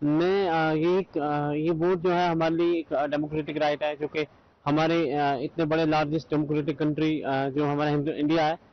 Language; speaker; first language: Hindi; non-native, local second language; Kashmiri